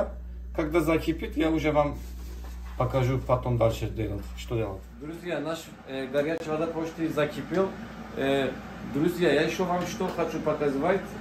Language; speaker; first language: Russian; non-native, learner; Turkish